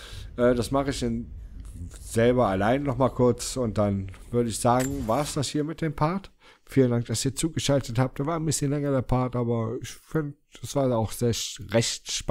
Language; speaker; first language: German; native; German